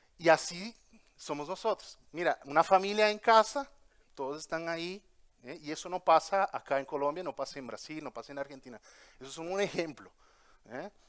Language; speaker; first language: Spanish; early bilingual, heritage; Portuguese